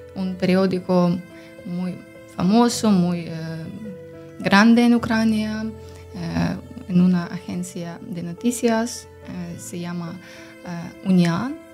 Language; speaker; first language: Spanish; non-native, learner; Ukrainian